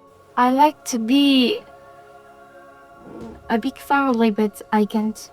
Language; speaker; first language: English; non-native, learner; Hazaragi